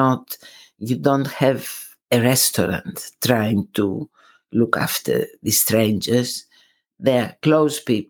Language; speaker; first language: English; non-native, fluent; Greek